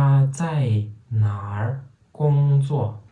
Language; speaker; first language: Chinese; non-native, fluent; Turkmen